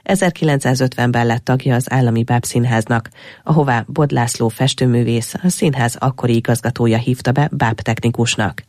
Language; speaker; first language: Hungarian; native; Hungarian